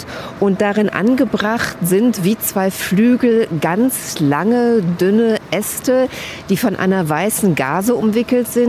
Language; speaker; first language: German; native; German